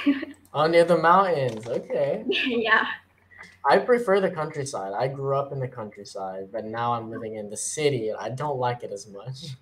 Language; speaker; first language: English; native; English